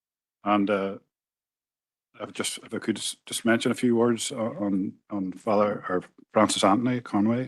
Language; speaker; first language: English; native; English